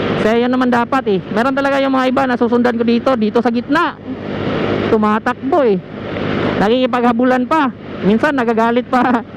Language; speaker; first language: Filipino; non-native, local second language; Cebuano